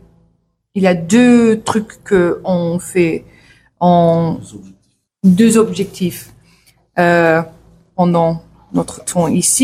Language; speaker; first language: French; non-native, learner; English